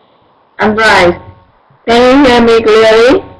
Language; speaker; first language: English; non-native, learner; Vietnamese